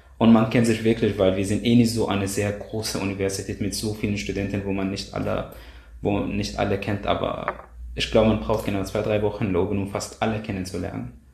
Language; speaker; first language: German; non-native, fluent; Arabic